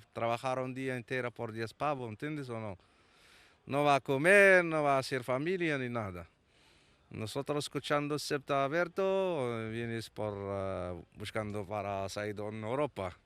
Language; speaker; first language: Spanish; non-native, learner; Arabic